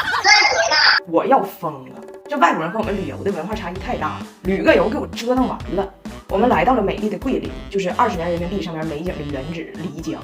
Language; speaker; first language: Chinese; native; Chinese